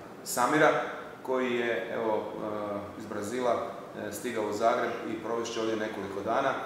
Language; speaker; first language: Serbian; native; Serbian